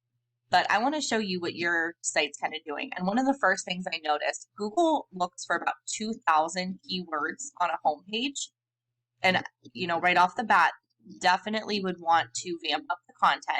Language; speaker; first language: English; native; English